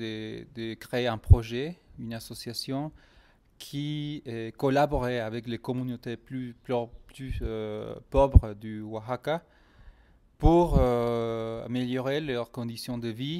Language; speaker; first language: French; non-native, fluent; Spanish